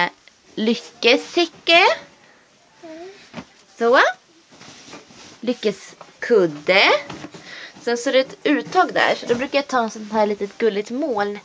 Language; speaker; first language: Swedish; native; Swedish